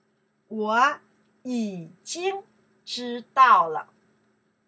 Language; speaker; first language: Chinese; non-native, learner; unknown